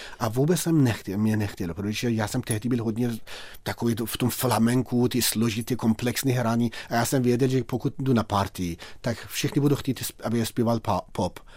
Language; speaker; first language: Czech; non-native, fluent; Persian